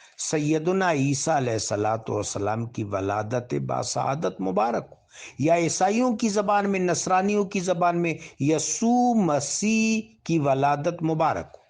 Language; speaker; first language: Urdu; non-native, local second language; Pashto